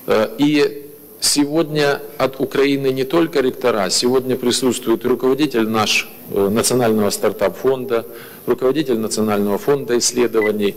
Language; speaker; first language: Russian; native; Russian